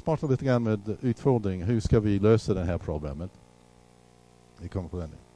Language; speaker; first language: Swedish; non-native, fluent; English